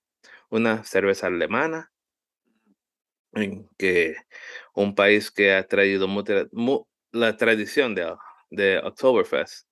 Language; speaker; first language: Spanish; early bilingual, heritage; Spanish